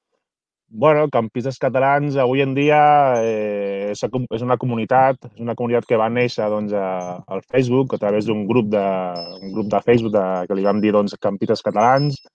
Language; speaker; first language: Catalan; native; Catalan